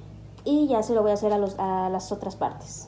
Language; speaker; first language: Spanish; native; Spanish